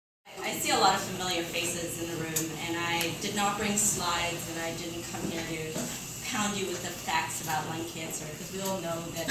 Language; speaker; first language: English; native; English